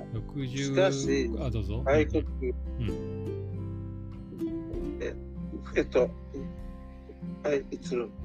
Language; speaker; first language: Japanese; non-native, learner; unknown